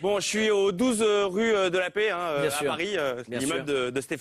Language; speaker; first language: French; native; French